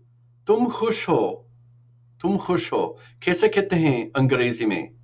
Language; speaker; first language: Hindi; non-native, learner; English